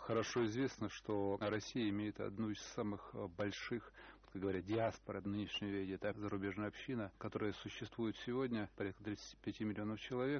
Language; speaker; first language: Russian; native; Russian